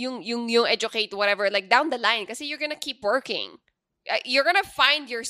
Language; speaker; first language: English; non-native, local second language; Pampanga